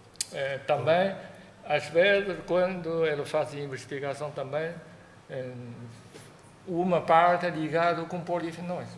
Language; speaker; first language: Portuguese; non-native, fluent; Chinese